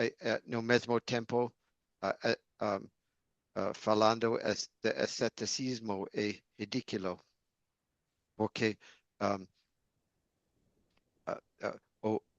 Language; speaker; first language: Portuguese; non-native, learner; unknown